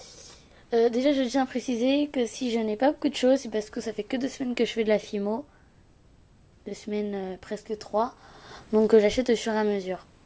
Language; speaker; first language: French; native; French